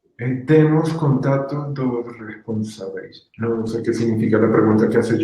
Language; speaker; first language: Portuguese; non-native, learner; Spanish